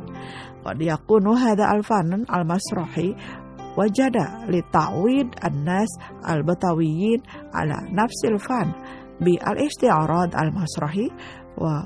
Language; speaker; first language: Arabic; non-native, fluent; Indonesian